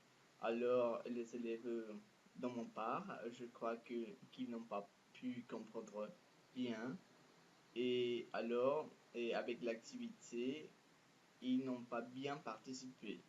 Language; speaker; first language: French; non-native, fluent; Spanish